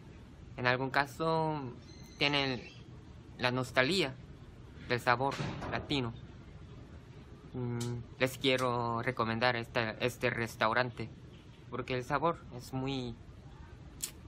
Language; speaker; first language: Spanish; non-native, fluent; Korean